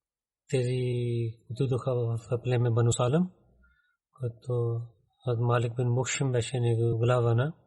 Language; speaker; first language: Bulgarian; non-native, learner; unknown